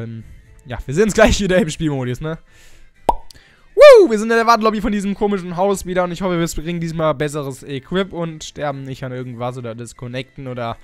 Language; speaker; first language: German; native; German